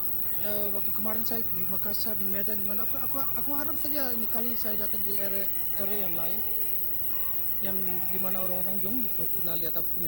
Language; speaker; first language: Indonesian; early bilingual, heritage; Indonesian